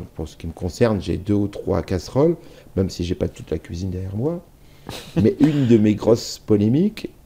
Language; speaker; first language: French; native; French